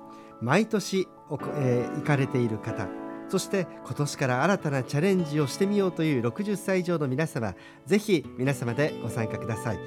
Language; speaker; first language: Japanese; native; Japanese